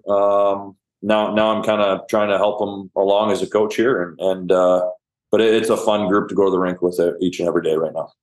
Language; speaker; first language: English; native; English